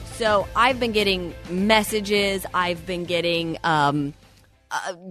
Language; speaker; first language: English; native; English